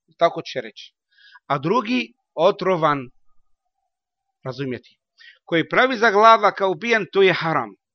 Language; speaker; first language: Bosnian; non-native, learner; Arabic